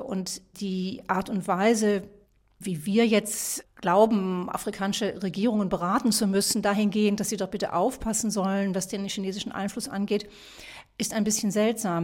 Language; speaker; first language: German; native; German